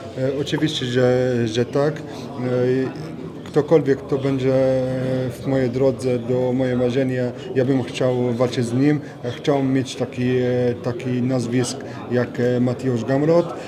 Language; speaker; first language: Polish; non-native, learner; French